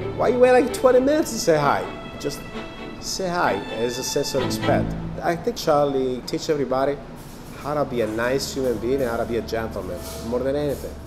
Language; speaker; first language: English; non-native, fluent; Italian